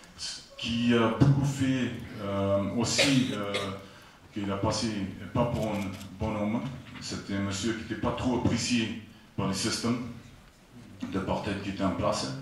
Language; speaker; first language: French; non-native, fluent; Afrikaans